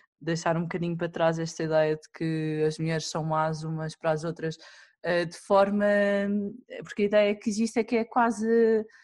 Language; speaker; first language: Portuguese; native; Portuguese